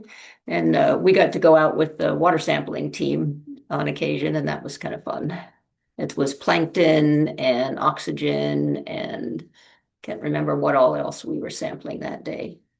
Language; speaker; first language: English; native; English